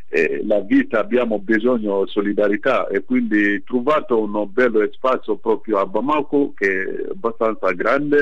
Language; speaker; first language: Italian; non-native, fluent; Bambara